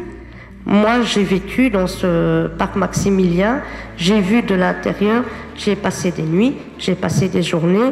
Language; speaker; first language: French; native; French